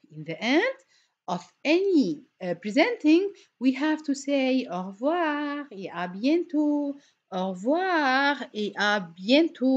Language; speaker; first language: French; non-native, fluent; Arabic